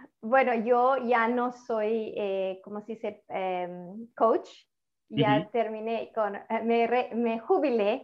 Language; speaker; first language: Spanish; non-native, fluent; Italian